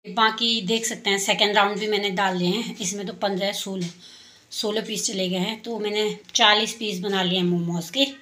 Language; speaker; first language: Hindi; native; Hindi